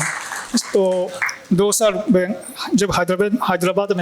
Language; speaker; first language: Hindi; non-native, fluent; Japanese